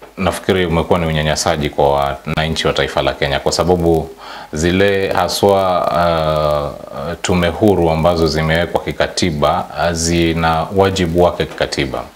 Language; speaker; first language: Swahili; non-native, local second language; Luyia